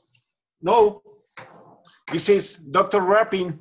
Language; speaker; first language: English; non-native, learner; Spanish